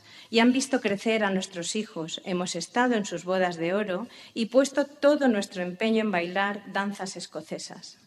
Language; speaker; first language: Spanish; native; Spanish